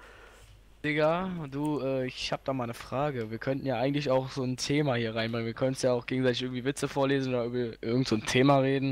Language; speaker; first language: German; native; German